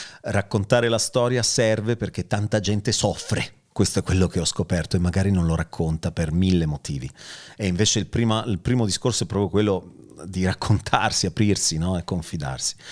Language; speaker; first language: Italian; native; Italian